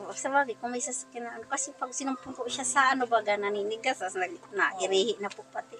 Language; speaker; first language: Filipino; non-native, local second language; Bikol